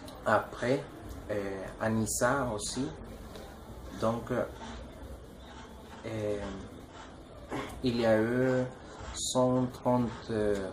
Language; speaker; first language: French; non-native, learner; Spanish